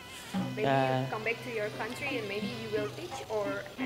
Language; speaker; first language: English; non-native, fluent; Indonesian